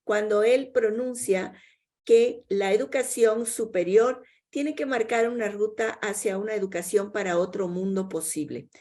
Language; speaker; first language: Spanish; native; Spanish